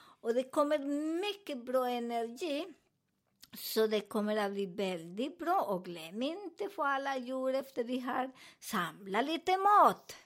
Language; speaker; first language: Swedish; non-native, learner; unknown